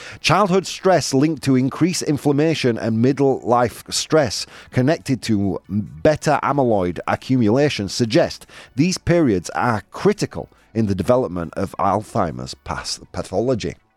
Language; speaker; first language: English; native; English